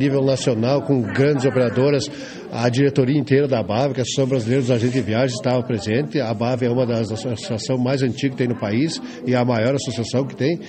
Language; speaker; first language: Portuguese; native; Portuguese